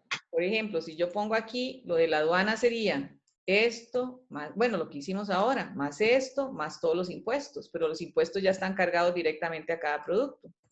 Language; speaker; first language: Spanish; native; Spanish